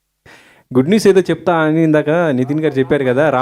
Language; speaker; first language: Telugu; native; Telugu